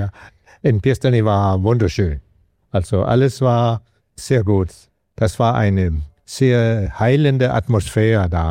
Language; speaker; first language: German; non-native, fluent; Danish